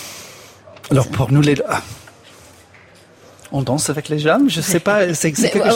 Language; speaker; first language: French; non-native, fluent; English